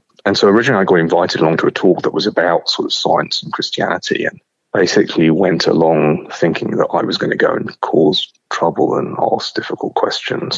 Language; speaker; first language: English; native; English